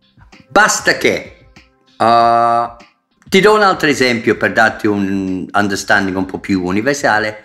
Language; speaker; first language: Italian; non-native, fluent; English